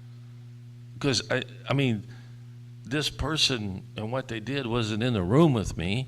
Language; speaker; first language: English; native; English